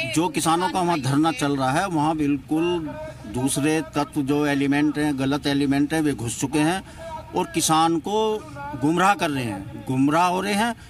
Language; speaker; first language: Hindi; native; Hindi